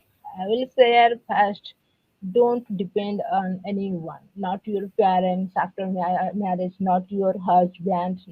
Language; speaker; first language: English; non-native, learner; Odia